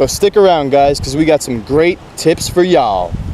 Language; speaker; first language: English; native; English